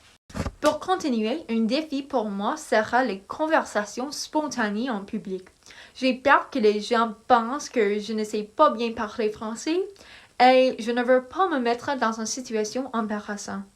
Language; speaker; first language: French; non-native, learner; English